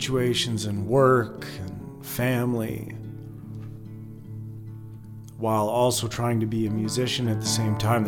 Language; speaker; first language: English; native; English